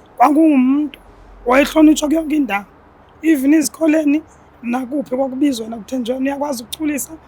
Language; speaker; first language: Zulu; non-native, local second language; Xhosa